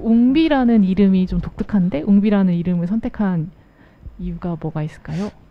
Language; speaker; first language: Korean; native; Korean